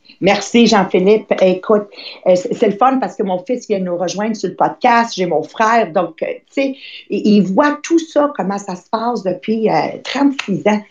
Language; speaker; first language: French; early bilingual, other home language; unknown